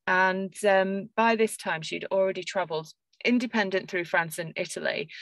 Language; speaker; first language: English; native; English